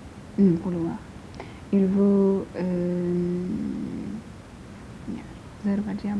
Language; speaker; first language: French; non-native, learner; Polish